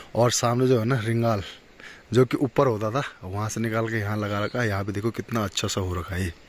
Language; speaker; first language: Hindi; native; Hindi